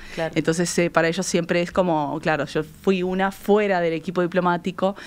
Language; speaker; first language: Spanish; native; Spanish